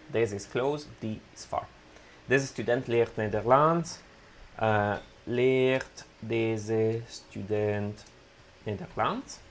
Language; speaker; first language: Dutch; non-native, fluent; Italian